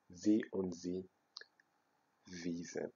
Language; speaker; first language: German; non-native, fluent; Amharic